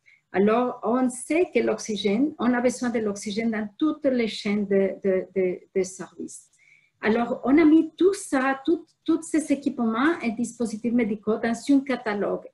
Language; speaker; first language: French; non-native, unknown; Spanish